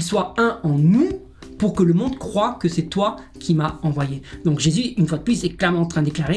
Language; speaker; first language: French; native; French